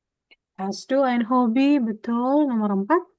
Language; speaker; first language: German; non-native, learner; Indonesian